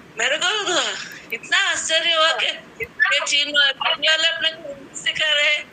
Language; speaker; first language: Hindi; non-native, local second language; Gujarati